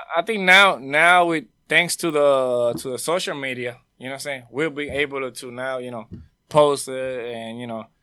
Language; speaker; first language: English; non-native, fluent; Spanish